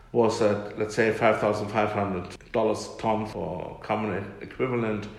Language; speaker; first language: English; non-native, fluent; German